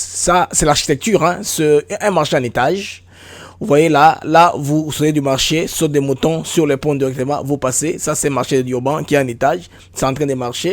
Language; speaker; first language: French; non-native, local second language; Lingala